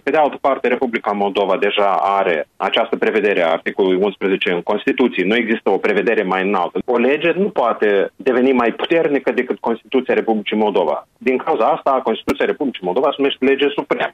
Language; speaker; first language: Romanian; native; Romanian